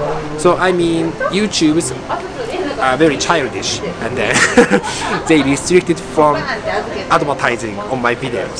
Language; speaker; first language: English; non-native, fluent; Japanese